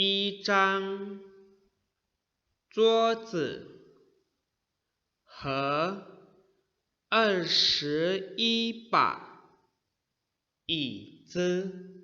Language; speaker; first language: Chinese; non-native, fluent; Indonesian